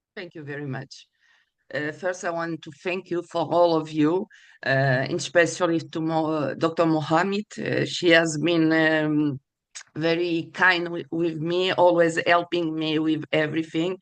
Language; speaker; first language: English; non-native, fluent; Portuguese